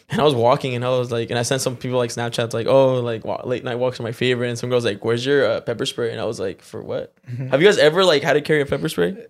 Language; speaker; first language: English; early bilingual, other home language; Spanish